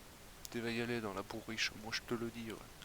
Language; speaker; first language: French; native; French